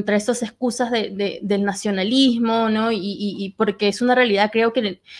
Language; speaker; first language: Spanish; native; Spanish